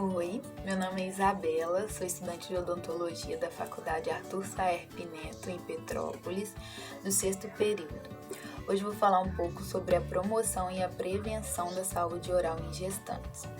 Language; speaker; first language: Portuguese; native; Portuguese